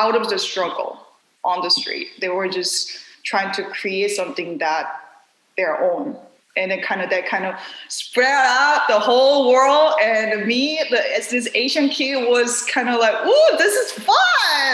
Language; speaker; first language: English; non-native, fluent; Korean